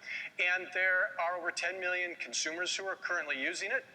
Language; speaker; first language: English; native; English